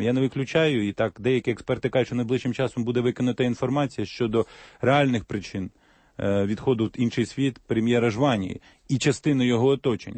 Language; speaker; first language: Ukrainian; native; Ukrainian